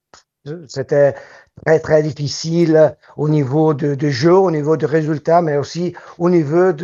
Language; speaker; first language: French; non-native, local second language; Italian